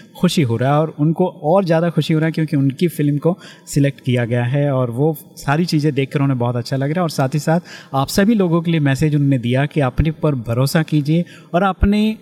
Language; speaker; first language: Hindi; native; Hindi